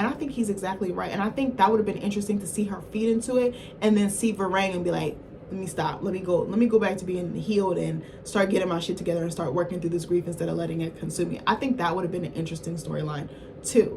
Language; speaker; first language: English; native; English